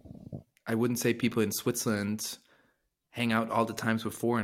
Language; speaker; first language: English; non-native, fluent; French